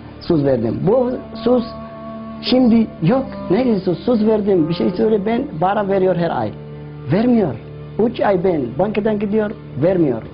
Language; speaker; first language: Turkish; non-native, learner; Somali